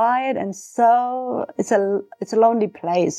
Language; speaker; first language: English; non-native, fluent; Javanese